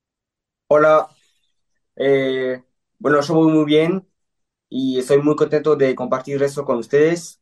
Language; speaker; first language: Spanish; early bilingual, heritage; Spanish